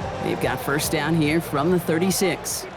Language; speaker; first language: English; native; English